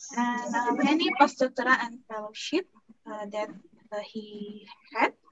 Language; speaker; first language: English; non-native, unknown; Sundanese